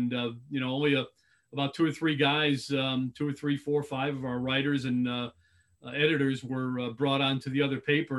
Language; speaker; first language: English; native; English